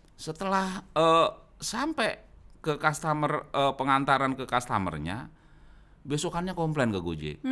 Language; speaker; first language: Indonesian; native; Indonesian